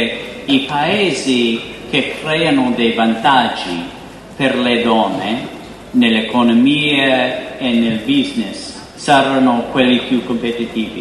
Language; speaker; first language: Italian; non-native, fluent; English